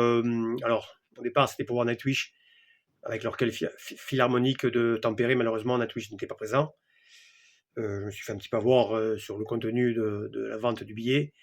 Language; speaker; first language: French; native; French